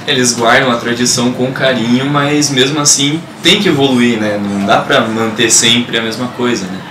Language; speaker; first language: Portuguese; native; Portuguese